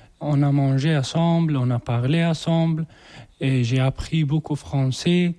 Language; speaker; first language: French; non-native, learner; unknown